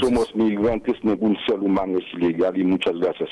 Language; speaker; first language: Spanish; non-native, fluent; Haitian Creole